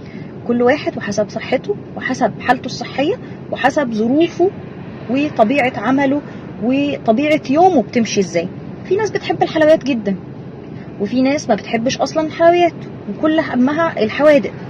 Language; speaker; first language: Arabic; native; Arabic